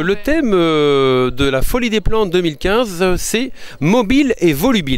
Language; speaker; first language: French; native; French